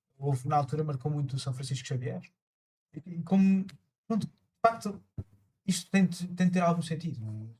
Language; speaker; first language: Portuguese; early bilingual, other home language; Spanish